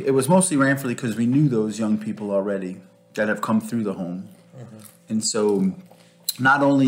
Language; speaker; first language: English; native; English